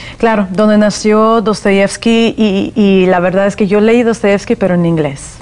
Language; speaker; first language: Spanish; non-native, fluent; Russian